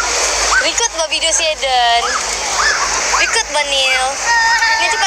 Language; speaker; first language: Indonesian; non-native, local second language; Malay